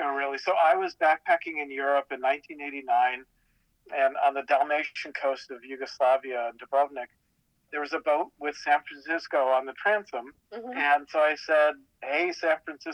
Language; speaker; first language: English; native; English